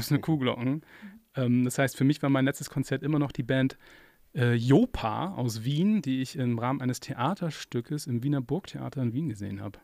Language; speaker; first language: German; native; German